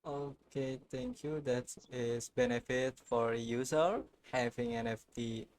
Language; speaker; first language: English; non-native, learner; Indonesian